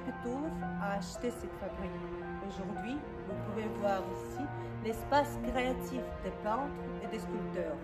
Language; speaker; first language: French; non-native, learner; Russian